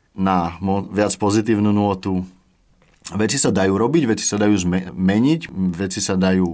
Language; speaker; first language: Slovak; native; Slovak